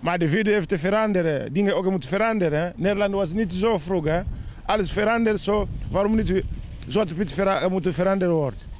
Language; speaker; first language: Dutch; non-native, learner; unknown